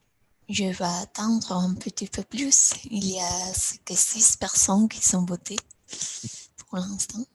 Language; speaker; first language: French; non-native, fluent; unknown